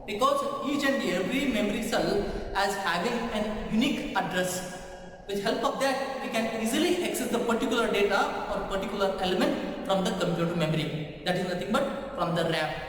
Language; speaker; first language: English; non-native, local second language; Kannada